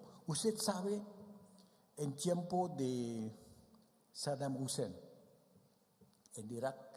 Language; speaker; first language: Spanish; non-native, fluent; Vietnamese